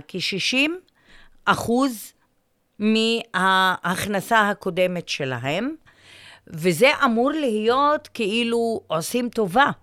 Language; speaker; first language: Hebrew; non-native, local second language; Arabic